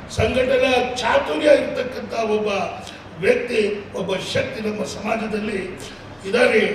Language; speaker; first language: Kannada; non-native, local second language; Lambadi